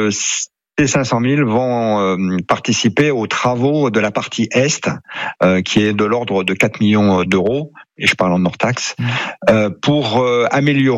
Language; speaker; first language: French; native; French